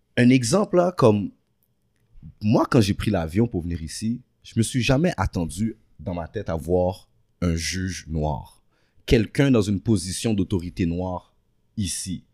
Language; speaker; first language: French; early bilingual, other home language; Haitian Creole